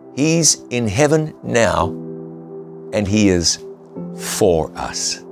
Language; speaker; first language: English; native; English